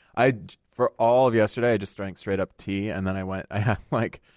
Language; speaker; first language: English; native; English